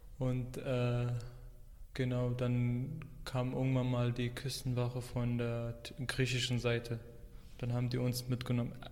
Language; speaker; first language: German; non-native, fluent; Arabic